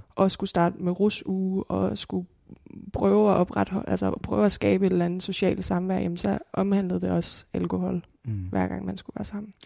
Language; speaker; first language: Danish; native; Danish